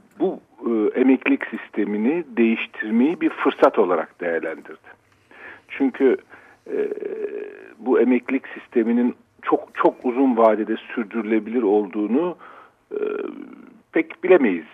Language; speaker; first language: Turkish; native; Turkish